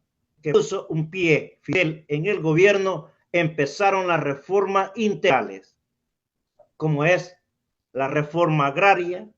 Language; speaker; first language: Spanish; native; Spanish